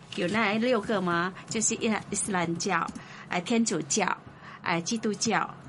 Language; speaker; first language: Chinese; non-native, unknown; Indonesian